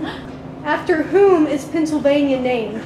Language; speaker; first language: English; native; English